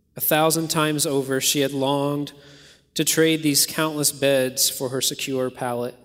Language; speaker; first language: English; native; English